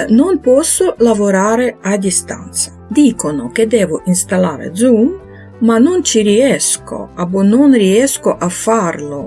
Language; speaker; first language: Italian; non-native, fluent; Ukrainian